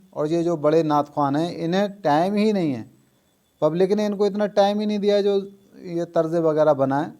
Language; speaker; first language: Urdu; native; Urdu